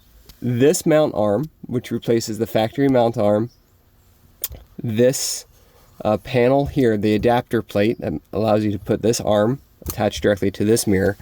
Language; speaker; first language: English; native; English